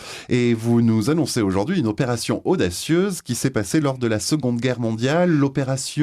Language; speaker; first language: French; native; French